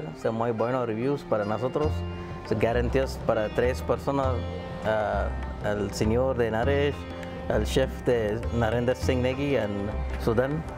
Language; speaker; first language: Spanish; non-native, learner; Hindi